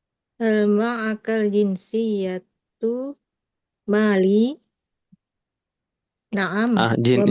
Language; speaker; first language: Arabic; non-native, learner; Indonesian